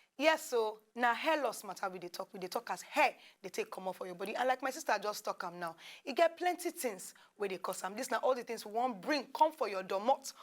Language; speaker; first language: Nigerian Pidgin; native; Nigerian Pidgin